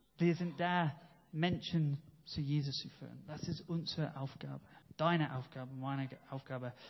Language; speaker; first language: German; non-native, fluent; English